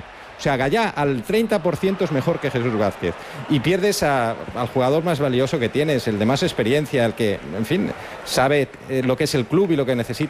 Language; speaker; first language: Spanish; native; Spanish